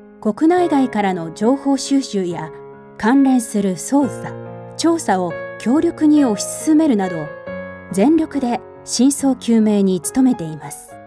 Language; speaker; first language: Japanese; native; Japanese